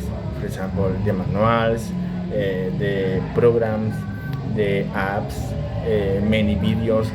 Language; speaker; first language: English; non-native, learner; Spanish